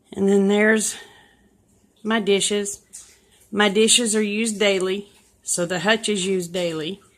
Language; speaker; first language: English; native; English